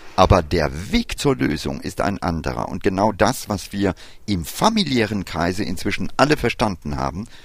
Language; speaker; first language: German; early bilingual, other home language; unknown